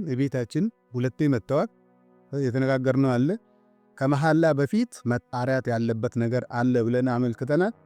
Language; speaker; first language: Amharic; non-native, local second language; Oromo